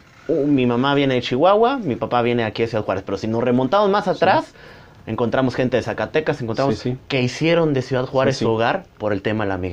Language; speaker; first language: Spanish; native; Spanish